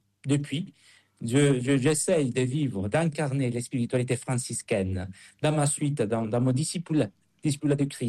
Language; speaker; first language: French; non-native, fluent; Spanish